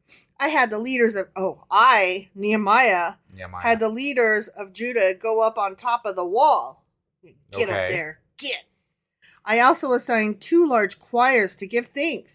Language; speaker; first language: English; native; English